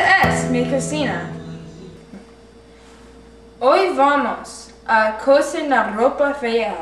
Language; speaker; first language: Spanish; non-native, learner; English